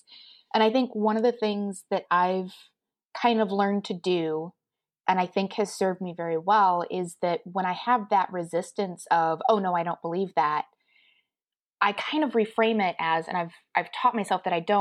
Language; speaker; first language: English; native; English